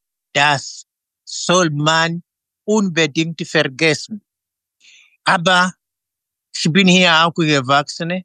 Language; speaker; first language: German; non-native, fluent; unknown